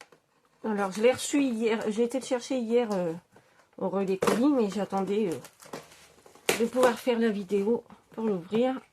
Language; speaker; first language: French; native; French